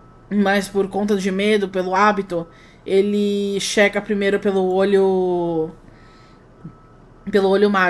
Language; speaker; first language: Portuguese; native; Portuguese